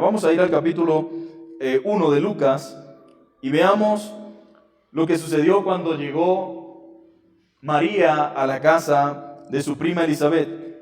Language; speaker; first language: Spanish; native; Spanish